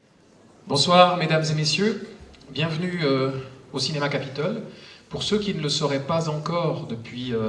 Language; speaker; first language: French; native; French